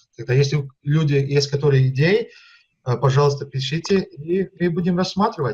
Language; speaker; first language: Russian; early bilingual, heritage; Russian